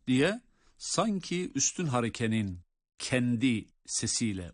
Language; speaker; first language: Turkish; native; Turkish